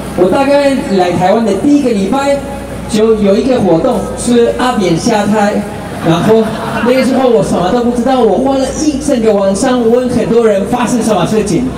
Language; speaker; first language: Chinese; non-native, fluent; Spanish